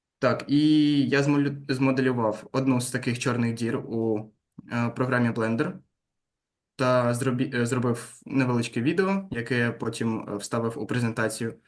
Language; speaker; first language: Ukrainian; non-native, local second language; Russian